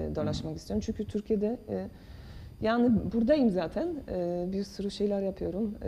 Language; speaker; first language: Turkish; non-native, fluent; Polish